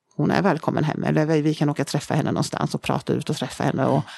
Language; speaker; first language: Swedish; native; Swedish